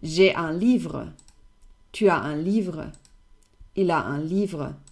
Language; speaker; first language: French; non-native, fluent; German